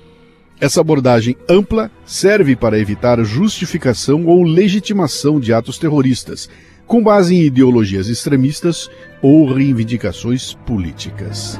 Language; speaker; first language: Portuguese; native; Portuguese